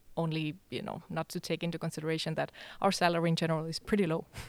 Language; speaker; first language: English; non-native, fluent; Estonian